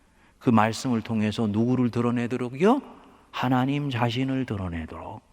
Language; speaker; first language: Korean; native; Korean